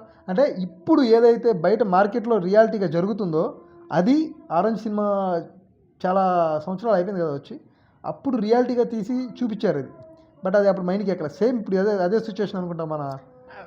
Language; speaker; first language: Telugu; native; Telugu